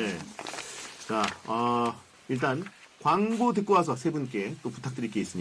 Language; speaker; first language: Korean; native; Korean